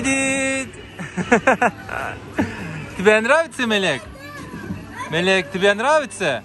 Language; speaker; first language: Russian; non-native, learner; Turkish